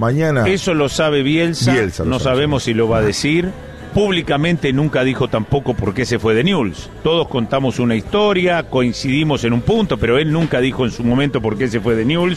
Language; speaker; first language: Spanish; native; Spanish